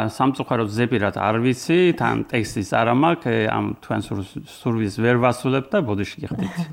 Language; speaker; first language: Georgian; early bilingual, heritage; Georgian